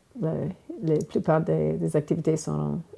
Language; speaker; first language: French; non-native, local second language; English